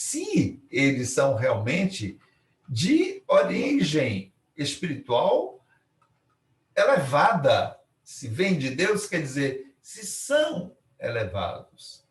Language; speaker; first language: Portuguese; native; Portuguese